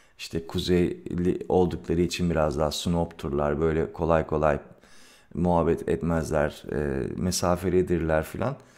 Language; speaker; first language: Turkish; native; Turkish